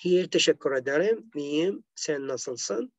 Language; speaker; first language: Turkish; non-native, fluent; Arabic